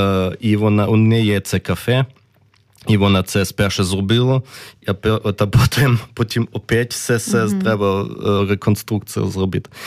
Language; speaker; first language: Ukrainian; non-native, learner; German